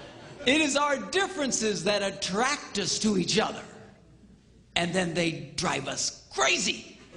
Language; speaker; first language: English; native; English